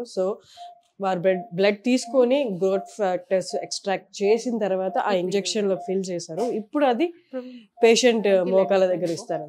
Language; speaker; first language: Telugu; native; Telugu